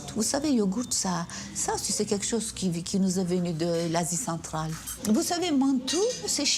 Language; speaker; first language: French; non-native, fluent; Turkish